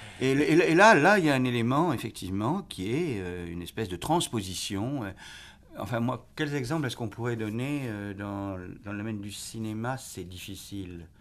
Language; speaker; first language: French; native; French